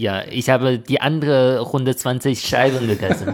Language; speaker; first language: German; non-native, fluent; Chinese